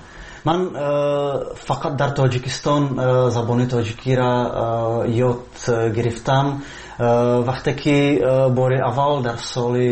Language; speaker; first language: Persian; non-native, fluent; Czech